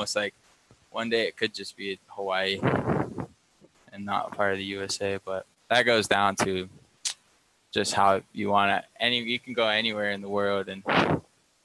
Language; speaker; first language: English; native; English